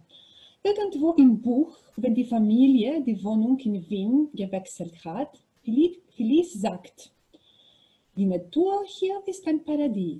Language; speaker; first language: German; non-native, learner; Macedonian